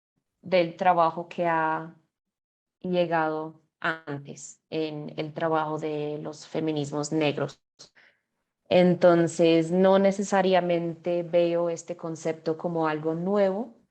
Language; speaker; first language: Spanish; non-native, fluent; English